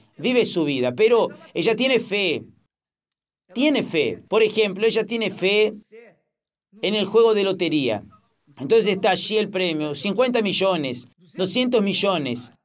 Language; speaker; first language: Spanish; non-native, fluent; Portuguese